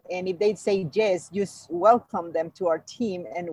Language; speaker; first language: English; non-native, fluent; Spanish